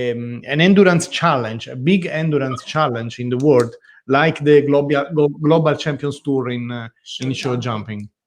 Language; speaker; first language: English; non-native, learner; Italian